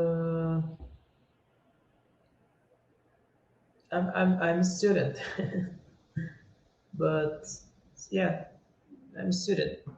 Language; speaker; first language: English; non-native, learner; Portuguese